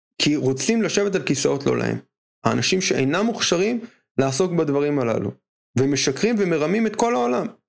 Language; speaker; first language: Hebrew; native; Hebrew